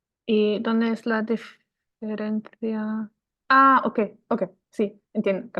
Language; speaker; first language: Spanish; non-native, learner; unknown